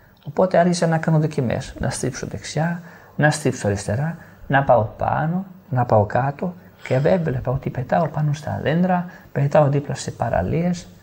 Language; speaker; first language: Greek; non-native, fluent; Italian